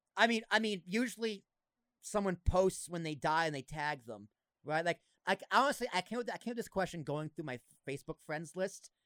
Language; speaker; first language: English; native; English